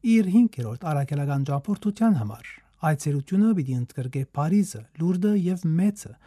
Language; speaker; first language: Armenian; native; Armenian